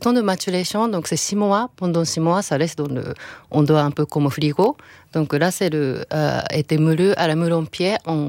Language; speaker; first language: French; non-native, learner; Japanese